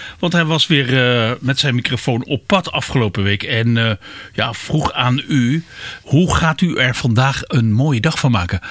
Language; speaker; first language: Dutch; native; Dutch